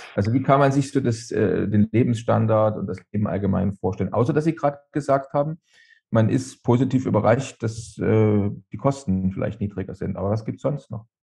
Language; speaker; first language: German; native; German